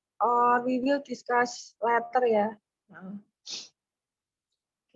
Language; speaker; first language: English; non-native, fluent; Indonesian